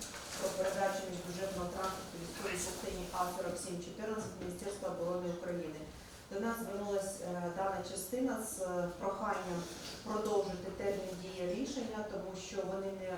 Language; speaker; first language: Ukrainian; native; Ukrainian